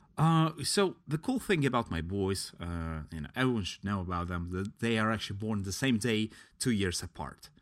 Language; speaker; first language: English; non-native, fluent; Latvian